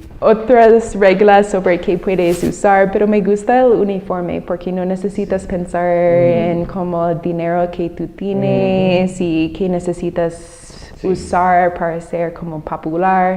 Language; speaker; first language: Spanish; non-native, fluent; English